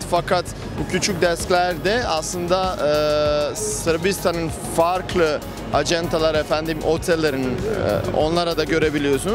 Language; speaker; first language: Turkish; non-native, fluent; Serbian